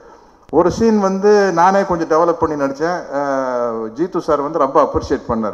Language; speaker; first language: Tamil; native; Tamil